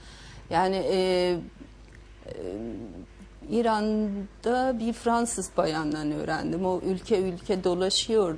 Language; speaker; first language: Turkish; non-native, fluent; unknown